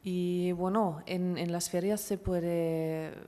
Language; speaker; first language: Spanish; non-native, fluent; German